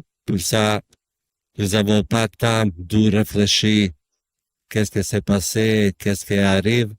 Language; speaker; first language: French; non-native, learner; Bosnian